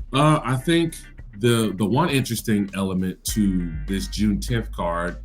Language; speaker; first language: English; native; English